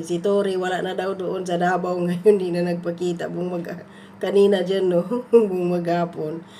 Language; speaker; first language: Filipino; non-native, local second language; Cebuano